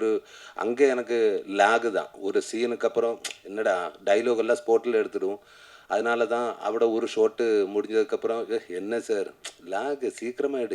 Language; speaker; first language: Tamil; non-native, learner; Malayalam